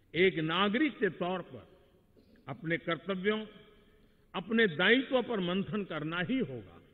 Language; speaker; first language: Hindi; non-native, local second language; Gujarati